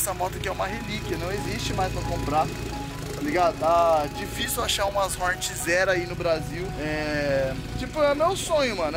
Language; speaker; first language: Portuguese; native; Portuguese